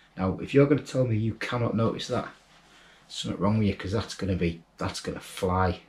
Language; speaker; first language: English; native; English